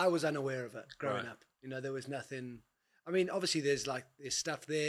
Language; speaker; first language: English; native; English